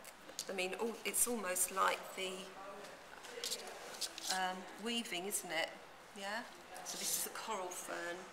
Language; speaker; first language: English; native; English